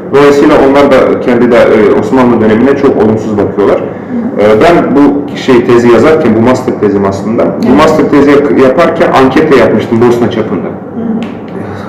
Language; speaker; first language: Turkish; non-native, fluent; Bosnian